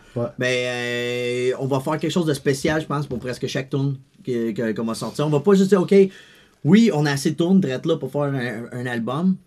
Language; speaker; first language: French; early bilingual, other home language; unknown